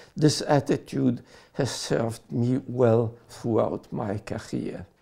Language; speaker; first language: English; non-native, fluent; French